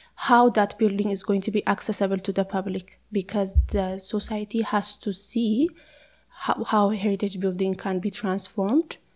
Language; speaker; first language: English; non-native, fluent; Amharic